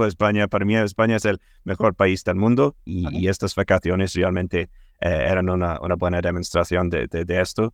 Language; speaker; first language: Spanish; non-native, fluent; English